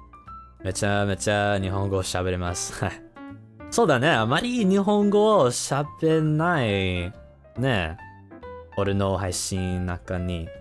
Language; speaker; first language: Japanese; non-native, learner; English